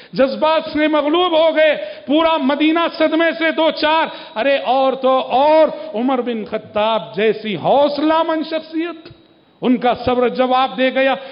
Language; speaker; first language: Urdu; native; Urdu